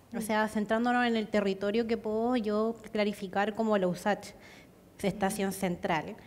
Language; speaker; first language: Spanish; native; Spanish